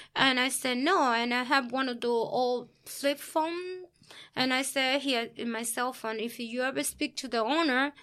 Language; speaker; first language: English; early bilingual, other home language; Spanish